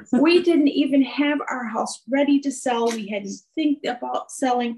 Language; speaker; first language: English; native; English